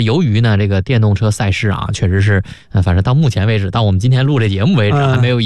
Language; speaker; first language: Chinese; native; Chinese